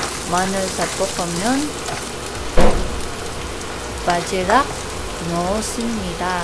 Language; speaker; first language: Korean; non-native, learner; Cebuano